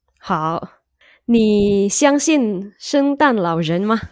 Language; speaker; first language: Chinese; non-native, learner; Indonesian